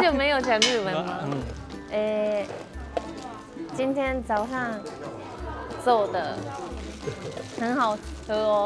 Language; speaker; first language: Chinese; non-native, fluent; Japanese